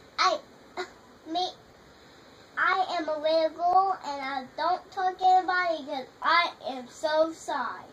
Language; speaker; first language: English; native; English